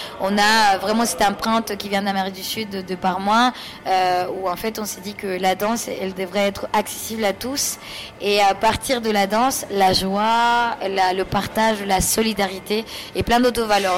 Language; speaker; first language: French; non-native, fluent; Spanish